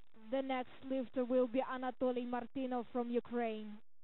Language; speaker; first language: English; non-native, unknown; Ukrainian